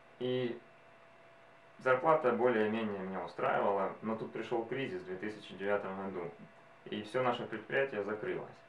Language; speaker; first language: Russian; native; Russian